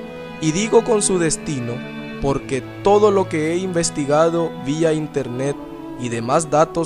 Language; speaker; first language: Spanish; native; Spanish